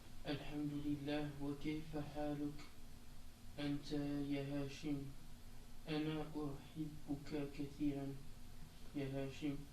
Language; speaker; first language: Arabic; non-native, learner; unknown